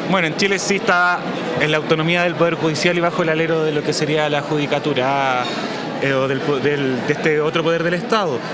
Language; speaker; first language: Spanish; native; Spanish